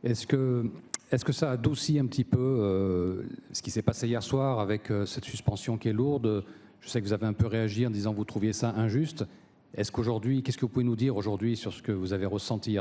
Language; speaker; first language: French; native; French